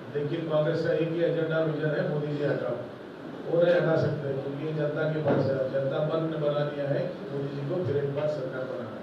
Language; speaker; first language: Hindi; non-native, local second language; Marathi